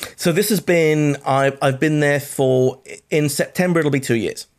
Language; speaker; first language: English; native; English